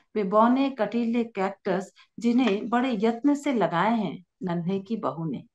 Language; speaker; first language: Hindi; native; Hindi